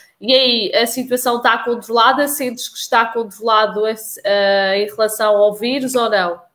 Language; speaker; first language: Portuguese; native; Portuguese